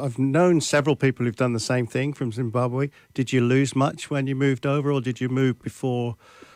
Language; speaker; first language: English; native; English